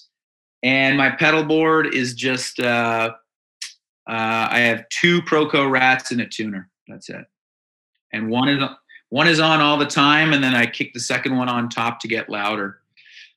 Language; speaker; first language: English; native; English